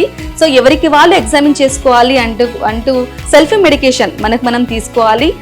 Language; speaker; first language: Telugu; native; Telugu